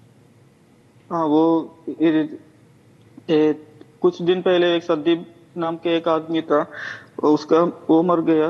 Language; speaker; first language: Hindi; non-native, local second language; Malayalam